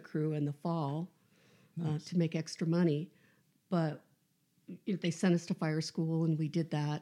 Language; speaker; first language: English; native; English